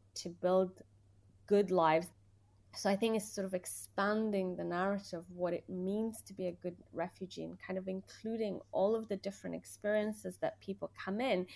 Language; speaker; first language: English; early bilingual, other home language; Persian